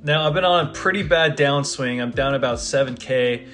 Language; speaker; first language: English; native; English